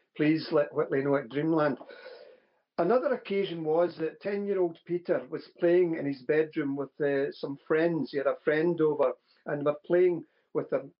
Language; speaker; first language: English; native; English